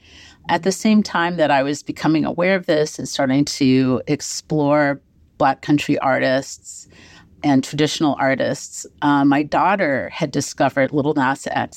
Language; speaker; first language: English; native; English